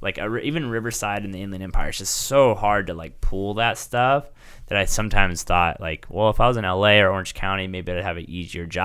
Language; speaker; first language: English; native; English